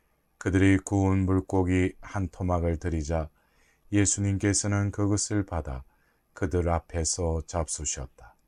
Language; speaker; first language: Korean; native; Korean